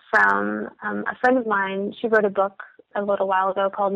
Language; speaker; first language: English; native; English